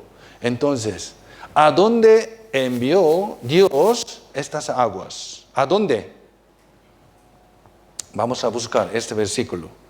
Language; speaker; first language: Spanish; non-native, fluent; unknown